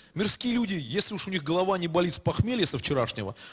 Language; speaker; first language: Russian; native; Russian